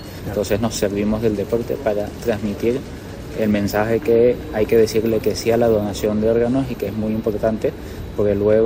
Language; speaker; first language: Spanish; native; Spanish